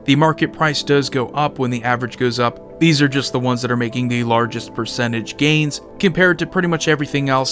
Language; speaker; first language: English; native; English